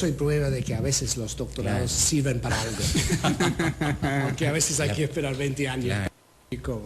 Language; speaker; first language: Spanish; non-native, fluent; English